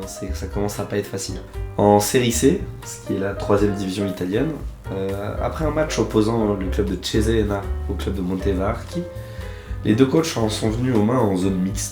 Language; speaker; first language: French; native; French